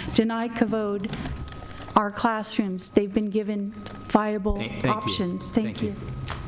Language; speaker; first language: English; native; English